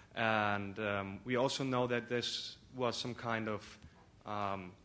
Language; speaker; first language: English; non-native, fluent; German